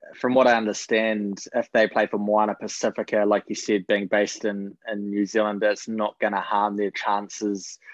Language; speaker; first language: English; native; English